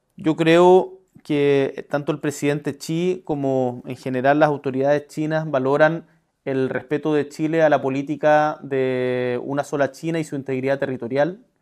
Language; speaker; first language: Spanish; native; Spanish